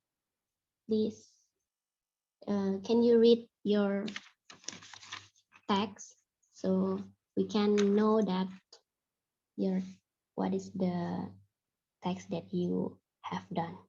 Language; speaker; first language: English; non-native, fluent; Indonesian